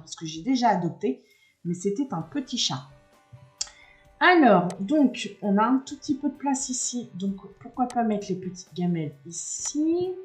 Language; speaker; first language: French; native; French